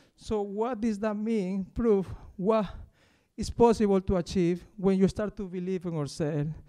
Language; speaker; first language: English; non-native, fluent; Spanish